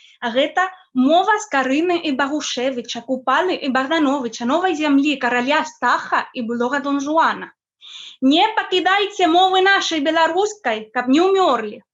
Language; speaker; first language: Belarusian; non-native, fluent; Spanish